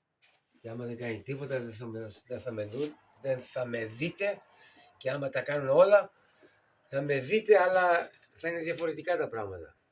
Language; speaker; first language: Greek; early bilingual, heritage; Greek